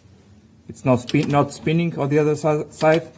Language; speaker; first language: English; non-native, fluent; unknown